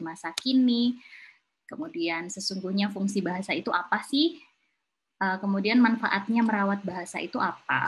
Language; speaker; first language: Indonesian; native; Indonesian